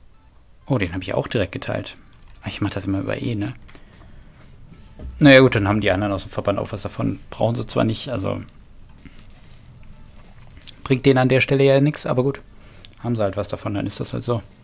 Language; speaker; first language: German; native; German